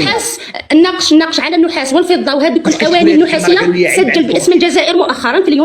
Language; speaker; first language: Arabic; native; Arabic